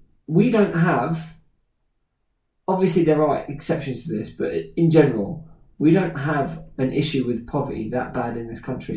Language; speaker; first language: English; native; English